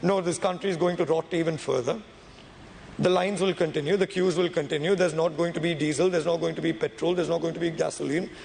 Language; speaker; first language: English; non-native, local second language; Tamil